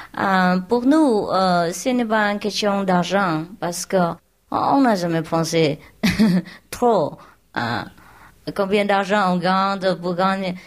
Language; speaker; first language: French; non-native, learner; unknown